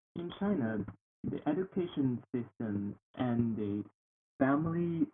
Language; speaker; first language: English; non-native, learner; Chinese